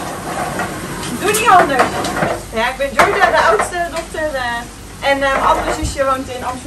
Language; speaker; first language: Dutch; early bilingual, other home language; Italian